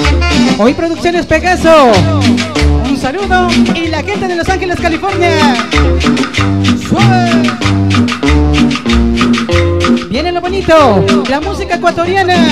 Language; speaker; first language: Spanish; native; Spanish